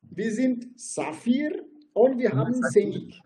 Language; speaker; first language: German; non-native, fluent; Turkish